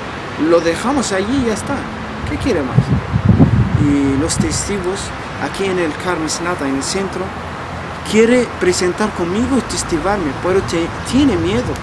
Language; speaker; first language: Spanish; non-native, learner; Arabic